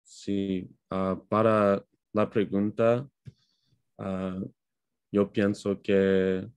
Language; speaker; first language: Spanish; non-native, learner; English